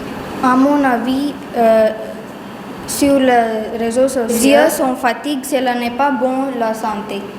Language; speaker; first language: French; non-native, learner; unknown